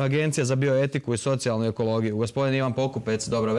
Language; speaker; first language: Croatian; native; Croatian